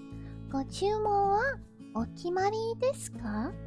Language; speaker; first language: Japanese; non-native, learner; English